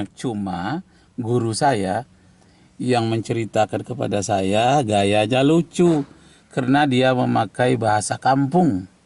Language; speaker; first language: Indonesian; native; Indonesian